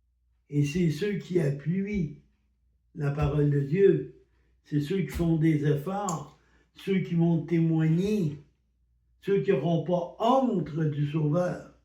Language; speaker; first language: French; native; French